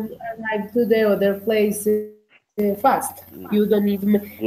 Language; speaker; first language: English; non-native, learner; Spanish